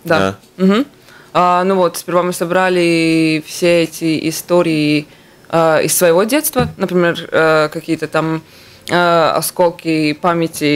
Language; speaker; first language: Russian; native; Russian